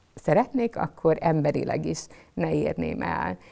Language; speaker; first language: Hungarian; native; Hungarian